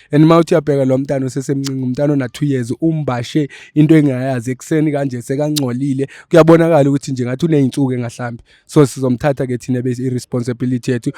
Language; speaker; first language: Zulu; native; Zulu